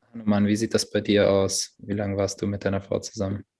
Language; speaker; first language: German; native; German